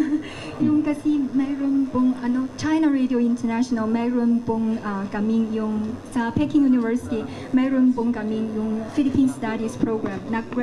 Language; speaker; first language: Filipino; non-native, learner; Chinese